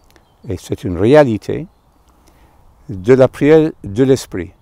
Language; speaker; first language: French; non-native, fluent; English